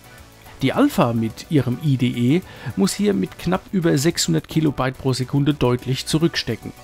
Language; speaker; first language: German; native; German